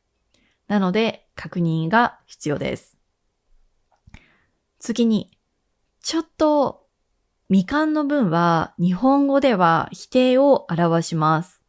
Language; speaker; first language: Japanese; native; Japanese